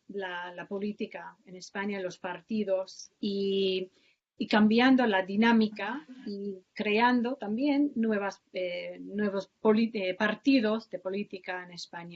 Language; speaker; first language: Spanish; non-native, fluent; English